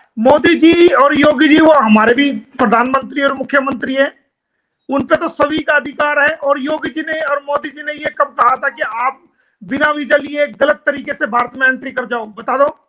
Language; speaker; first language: Hindi; native; Hindi